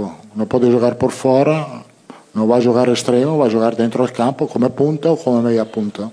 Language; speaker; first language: Portuguese; non-native, learner; Italian